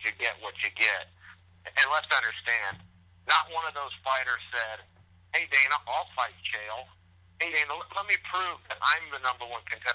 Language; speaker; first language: English; native; English